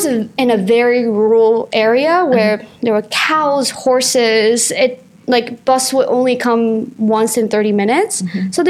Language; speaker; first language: English; non-native, fluent; Japanese